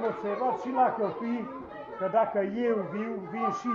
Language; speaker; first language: Romanian; non-native, local second language; Hungarian